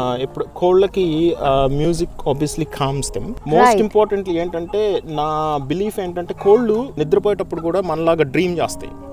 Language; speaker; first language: Telugu; native; Telugu